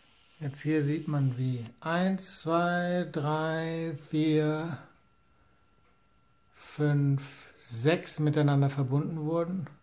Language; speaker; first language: German; native; German